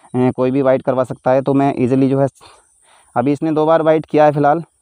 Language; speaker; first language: Hindi; native; Hindi